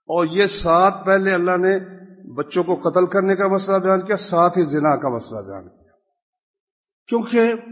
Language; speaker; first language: Urdu; non-native, local second language; Punjabi